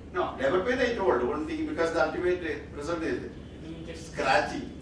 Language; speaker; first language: English; non-native, local second language; Malayalam